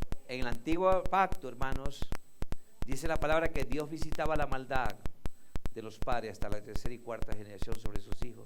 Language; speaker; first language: Spanish; native; Spanish